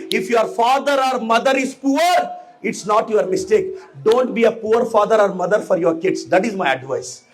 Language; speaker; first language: Kannada; native; Kannada